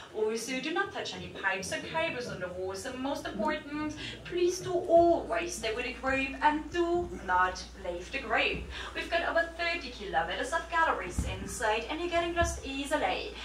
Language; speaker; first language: English; non-native, fluent; German